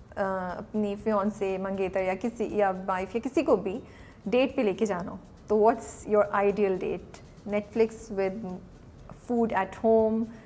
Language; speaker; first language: Urdu; native; Urdu